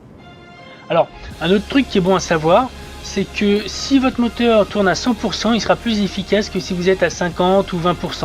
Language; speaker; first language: French; native; French